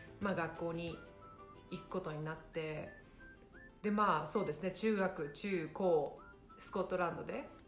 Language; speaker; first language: Japanese; early bilingual, other home language; Hindi